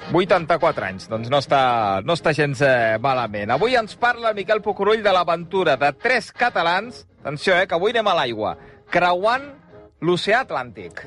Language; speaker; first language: Catalan; native; Catalan